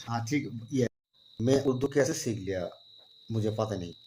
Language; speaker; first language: Hindi; non-native, learner; Bangla